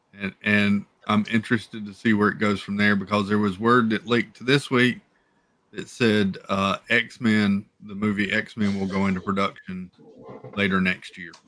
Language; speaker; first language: English; native; English